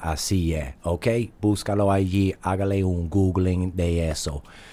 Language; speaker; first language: Spanish; native; Spanish